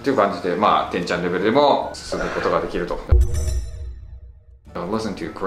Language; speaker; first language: Japanese; native; Japanese